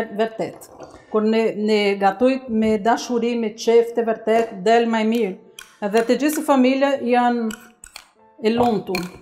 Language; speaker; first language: Albanian; non-native, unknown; Portuguese